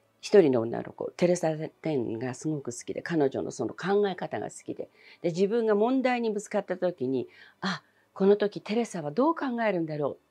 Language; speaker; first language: Japanese; early bilingual, other home language; Chinese